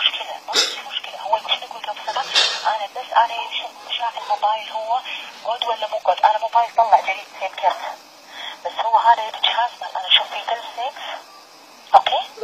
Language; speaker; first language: Arabic; non-native, learner; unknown